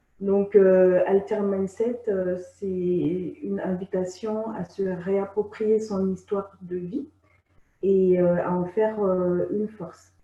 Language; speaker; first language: French; non-native, local second language; Sango